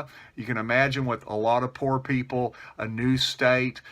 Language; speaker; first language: English; native; English